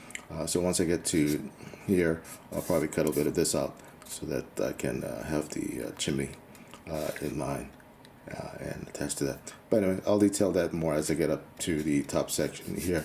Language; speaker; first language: English; native; English